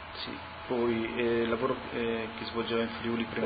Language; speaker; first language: Italian; native; Italian